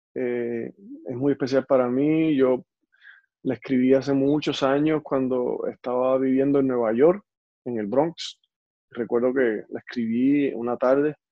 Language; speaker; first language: Spanish; native; Spanish